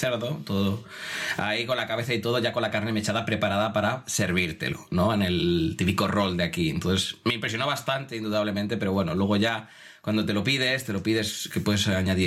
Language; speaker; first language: Spanish; native; Spanish